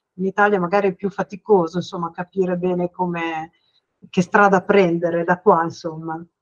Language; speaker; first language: Italian; native; Italian